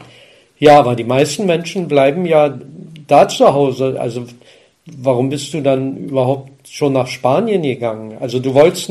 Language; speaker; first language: German; native; German